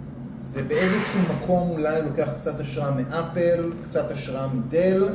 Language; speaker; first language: Hebrew; native; Hebrew